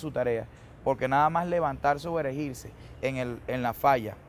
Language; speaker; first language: Spanish; native; Spanish